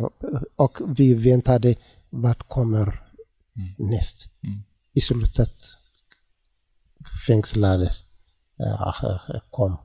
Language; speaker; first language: Swedish; non-native, learner; Tigrinya